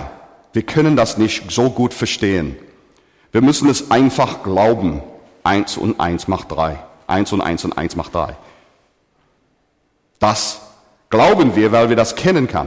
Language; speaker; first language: German; non-native, fluent; English